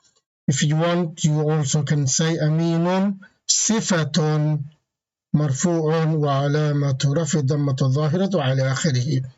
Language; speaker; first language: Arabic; non-native, fluent; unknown